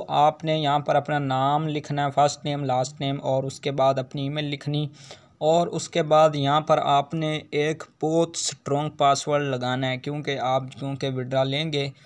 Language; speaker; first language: Hindi; native; Hindi